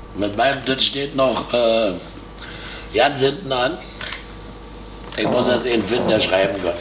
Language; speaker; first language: German; native; German